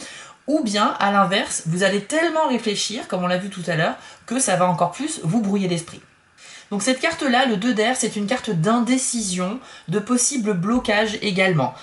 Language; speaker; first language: French; native; French